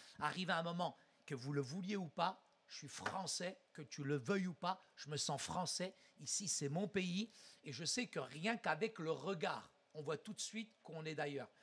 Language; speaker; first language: French; early bilingual, other home language; Arabic